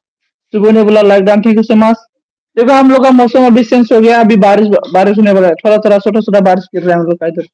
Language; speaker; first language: Hindi; non-native, local second language; Bodo